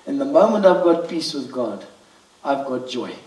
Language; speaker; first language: English; non-native, local second language; Afrikaans